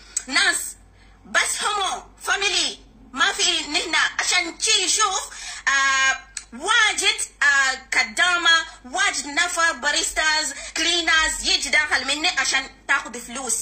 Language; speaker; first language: Arabic; non-native, learner; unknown